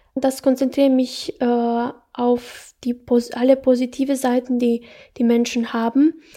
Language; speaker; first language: German; non-native, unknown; Bosnian